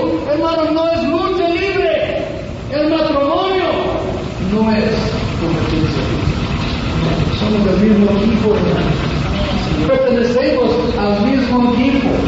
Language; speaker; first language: Spanish; non-native, fluent; English